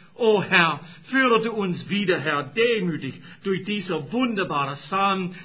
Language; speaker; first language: German; non-native, fluent; English